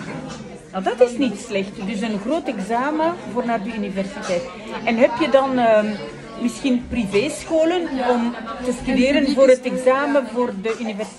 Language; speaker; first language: Dutch; non-native, fluent; French